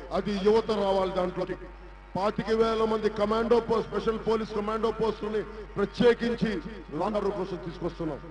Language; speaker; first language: Telugu; native; Telugu